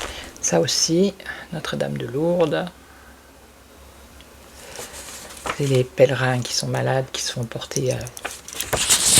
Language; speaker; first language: French; native; French